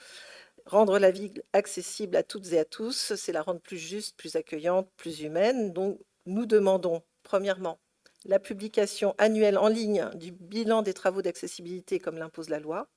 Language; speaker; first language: French; native; French